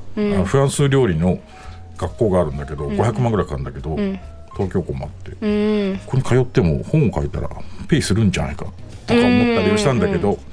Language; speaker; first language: Japanese; native; Japanese